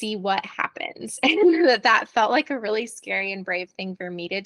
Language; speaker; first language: English; native; English